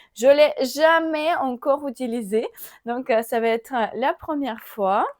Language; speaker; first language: French; non-native, fluent; Ukrainian